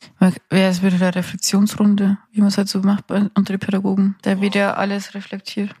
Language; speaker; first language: German; native; German